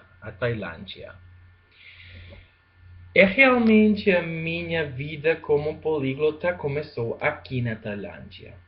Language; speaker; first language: Portuguese; non-native, fluent; Spanish